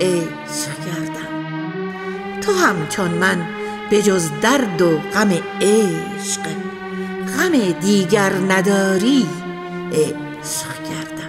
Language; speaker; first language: Persian; native; Persian